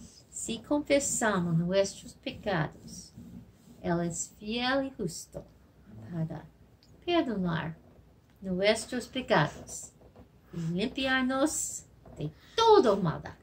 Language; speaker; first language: Spanish; non-native, learner; English